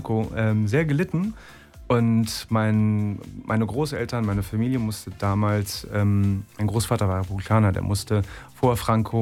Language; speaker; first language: German; native; German